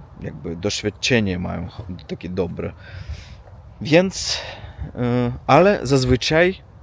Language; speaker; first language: Polish; non-native, learner; Russian